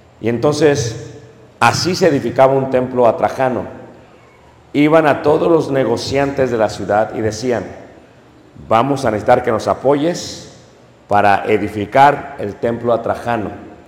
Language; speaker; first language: Spanish; native; Spanish